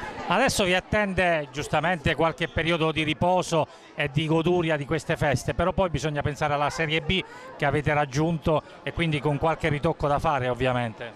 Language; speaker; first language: Italian; native; Italian